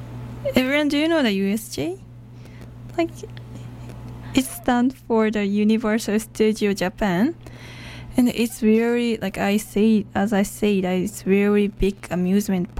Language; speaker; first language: English; non-native, learner; Japanese